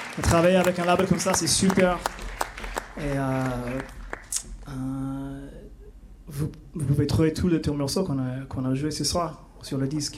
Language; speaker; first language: French; non-native, learner; English